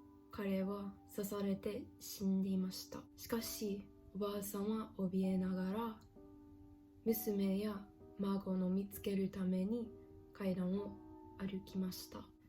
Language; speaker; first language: Japanese; non-native, learner; English